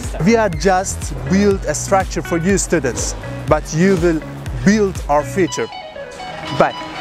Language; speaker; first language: English; non-native, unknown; Turkish